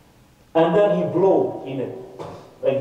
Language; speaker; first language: English; non-native, fluent; Arabic